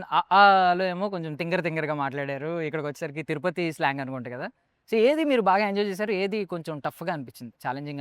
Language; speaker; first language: Telugu; native; Telugu